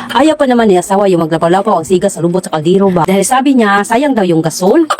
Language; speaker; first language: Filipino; non-native, local second language; Cebuano